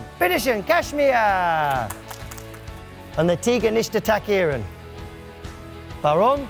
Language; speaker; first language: German; non-native, learner; English